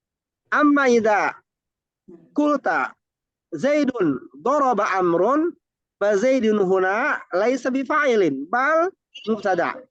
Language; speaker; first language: Arabic; non-native, fluent; Indonesian